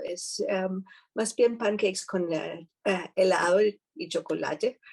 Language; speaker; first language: Spanish; non-native, fluent; German